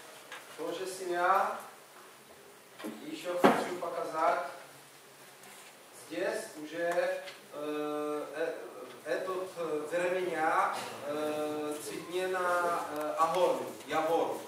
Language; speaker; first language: Russian; non-native, learner; Czech